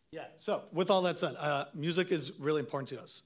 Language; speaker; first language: English; non-native, fluent; Hebrew